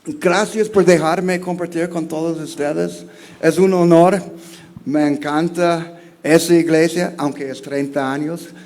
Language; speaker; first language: Spanish; non-native, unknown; English